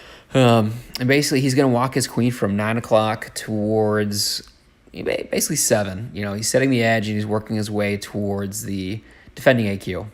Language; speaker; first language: English; native; English